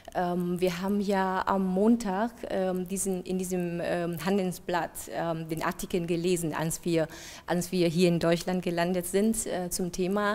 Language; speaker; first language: German; non-native, fluent; Vietnamese